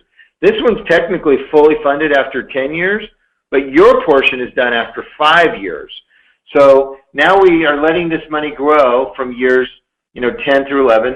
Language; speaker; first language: English; native; English